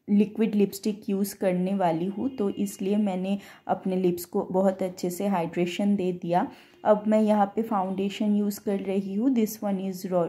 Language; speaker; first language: Hindi; non-native, local second language; Bangla